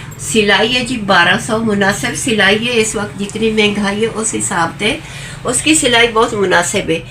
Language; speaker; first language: Urdu; non-native, local second language; Punjabi